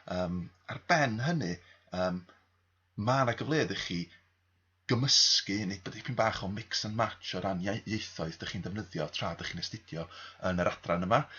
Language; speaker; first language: Welsh; native; Welsh